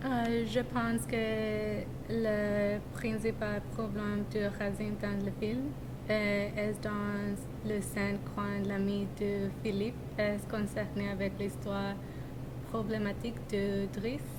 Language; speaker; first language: French; non-native, learner; English